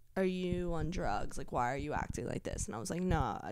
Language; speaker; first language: English; native; English